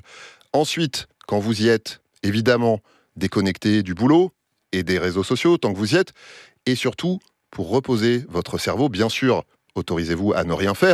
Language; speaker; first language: French; native; French